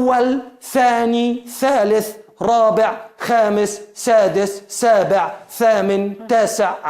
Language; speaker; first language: Arabic; non-native, fluent; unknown